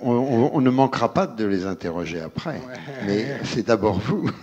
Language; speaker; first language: French; native; French